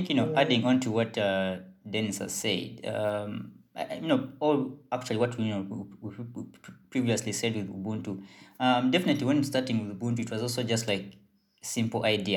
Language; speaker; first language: English; non-native, local second language; Ganda